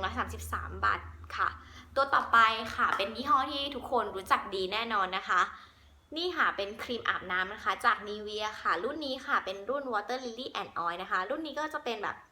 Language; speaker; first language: Thai; native; Thai